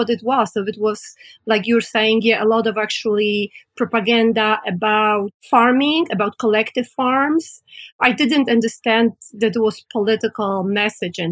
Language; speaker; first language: English; non-native, fluent; Polish